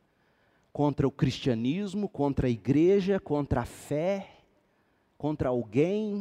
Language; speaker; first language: Portuguese; native; Portuguese